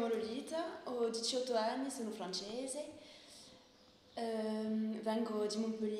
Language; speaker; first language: Italian; non-native, learner; French